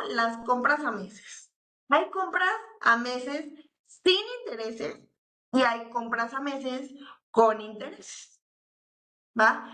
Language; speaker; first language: Spanish; native; Spanish